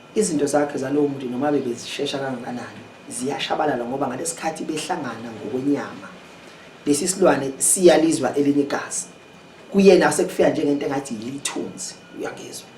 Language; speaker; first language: Zulu; native; Zulu